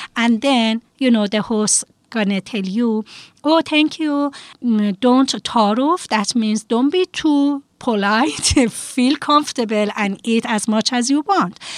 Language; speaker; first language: English; non-native, fluent; Persian